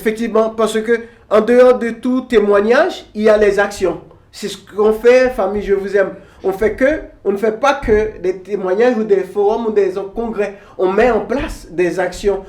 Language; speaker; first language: French; non-native, local second language; Haitian Creole